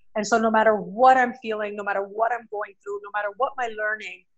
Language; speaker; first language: English; native; English